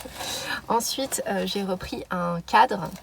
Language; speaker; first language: French; native; French